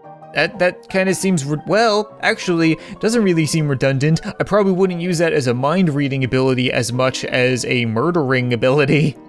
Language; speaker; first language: English; native; English